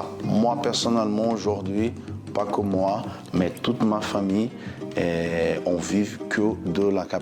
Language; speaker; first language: French; non-native, fluent; Portuguese